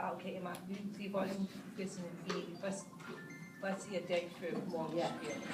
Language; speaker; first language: German; non-native, learner; English